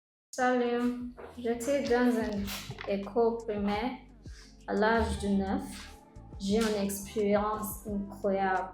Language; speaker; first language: French; non-native, learner; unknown